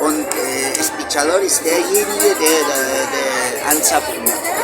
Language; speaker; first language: German; early bilingual, heritage; Spanish